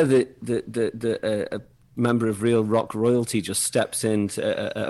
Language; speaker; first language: English; native; English